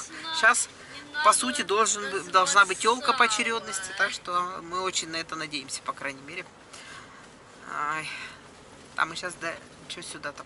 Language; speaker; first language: Russian; native; Russian